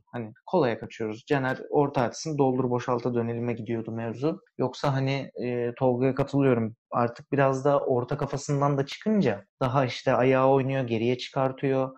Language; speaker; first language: Turkish; early bilingual, heritage; Turkish